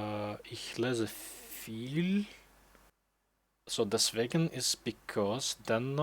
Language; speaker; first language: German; non-native, learner; English